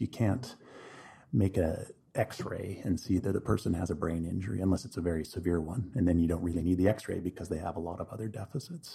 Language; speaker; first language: English; native; English